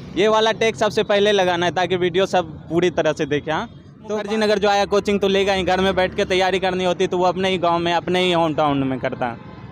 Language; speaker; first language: Hindi; native; Hindi